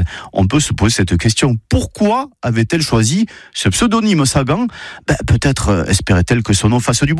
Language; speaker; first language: French; native; French